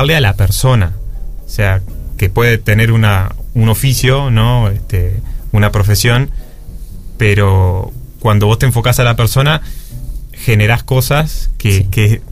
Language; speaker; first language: Spanish; native; Spanish